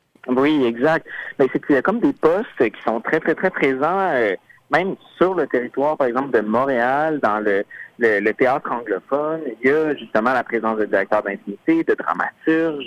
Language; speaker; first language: French; native; French